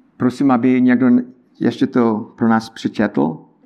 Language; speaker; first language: Czech; non-native, learner; English